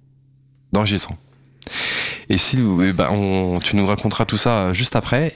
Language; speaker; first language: French; native; French